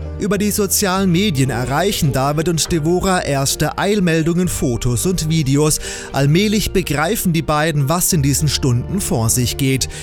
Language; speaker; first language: German; native; German